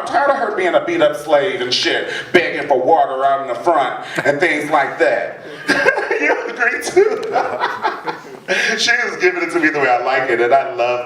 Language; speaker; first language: English; native; English